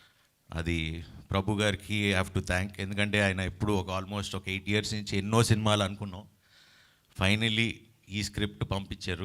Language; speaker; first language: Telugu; native; Telugu